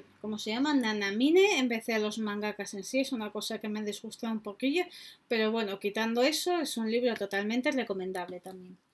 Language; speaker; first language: Spanish; native; Spanish